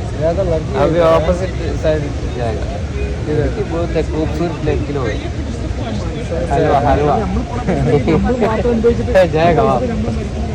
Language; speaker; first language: Hindi; non-native, local second language; Malayalam